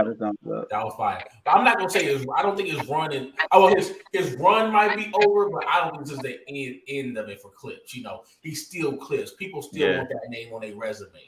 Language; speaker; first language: English; native; English